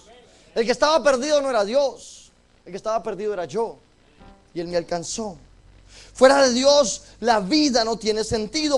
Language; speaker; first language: Spanish; native; Spanish